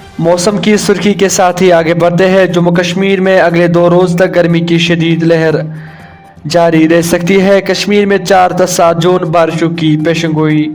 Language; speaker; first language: Urdu; non-native, local second language; Kashmiri